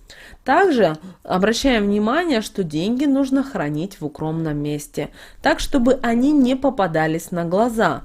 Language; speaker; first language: Russian; native; Russian